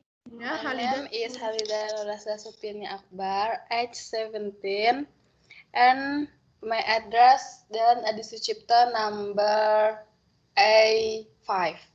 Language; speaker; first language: English; non-native, learner; Indonesian